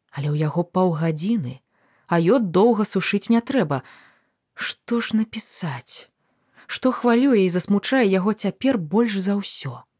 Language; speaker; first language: Belarusian; native; Belarusian